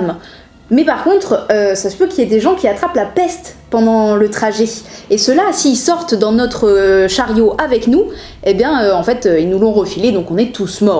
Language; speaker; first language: French; native; French